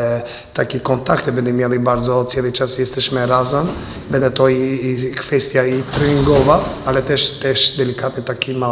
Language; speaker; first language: Polish; non-native, fluent; Albanian